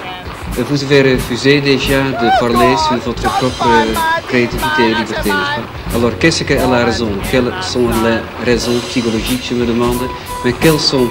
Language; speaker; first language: French; non-native, fluent; Dutch